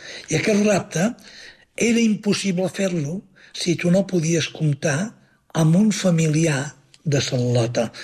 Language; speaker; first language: Catalan; native; Catalan